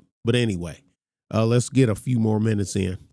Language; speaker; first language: English; native; English